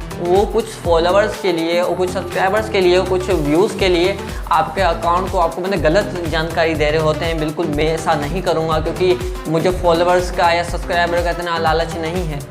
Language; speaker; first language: Hindi; non-native, local second language; Sindhi